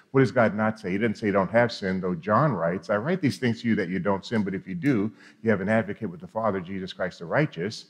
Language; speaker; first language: English; native; English